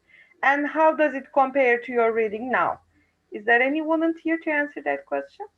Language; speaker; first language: English; non-native, fluent; Turkish